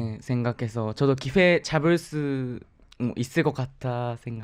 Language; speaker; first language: Korean; non-native, fluent; Japanese